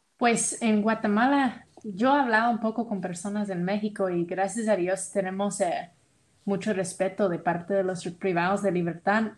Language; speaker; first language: Spanish; non-native, fluent; English